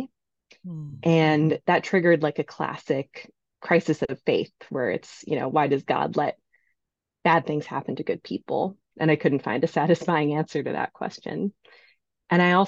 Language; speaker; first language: English; native; English